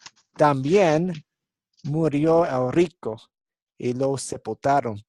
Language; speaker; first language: Spanish; non-native, fluent; English